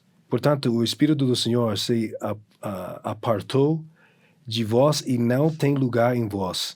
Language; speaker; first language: Portuguese; non-native, fluent; English